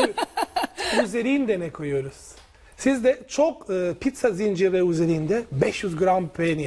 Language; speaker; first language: Turkish; non-native, learner; Italian